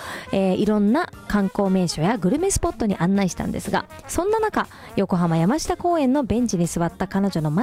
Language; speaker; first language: Japanese; native; Japanese